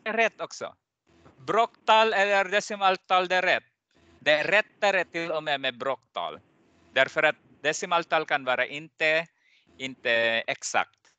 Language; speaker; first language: Swedish; non-native, fluent; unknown